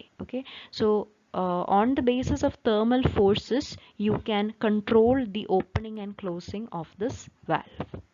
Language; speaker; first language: English; non-native, local second language; Malayalam